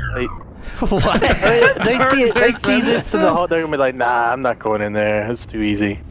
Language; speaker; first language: English; native; English